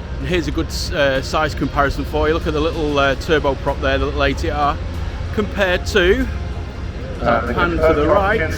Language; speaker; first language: English; native; English